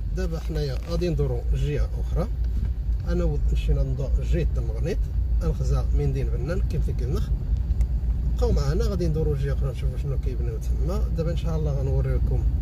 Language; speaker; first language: Arabic; native; Arabic